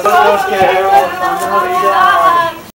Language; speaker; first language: Spanish; non-native, learner; English